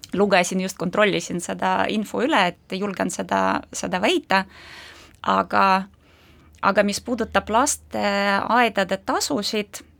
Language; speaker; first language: Estonian; non-native, local second language; Russian